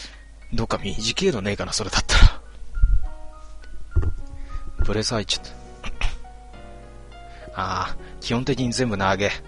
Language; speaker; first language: Japanese; native; Japanese